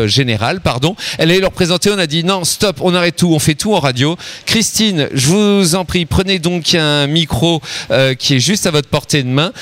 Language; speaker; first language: French; native; French